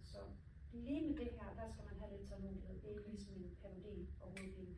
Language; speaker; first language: Danish; native; Danish